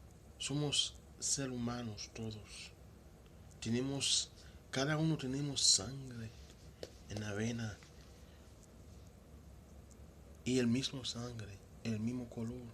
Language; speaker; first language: Spanish; non-native, local second language; Haitian Creole